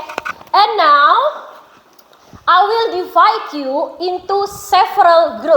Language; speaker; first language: English; non-native, fluent; Indonesian